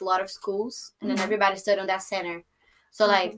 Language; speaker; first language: English; non-native, learner; Portuguese